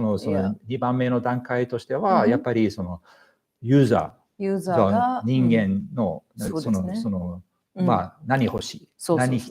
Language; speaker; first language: Japanese; non-native, fluent; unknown